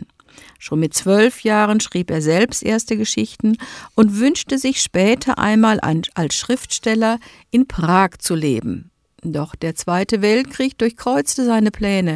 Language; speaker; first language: German; native; German